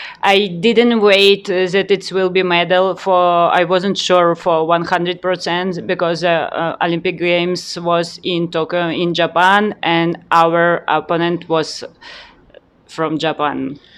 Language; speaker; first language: English; non-native, learner; Ukrainian